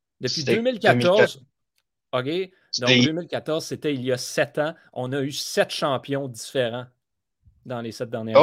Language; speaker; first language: French; native; French